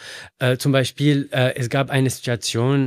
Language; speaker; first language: German; non-native, learner; Arabic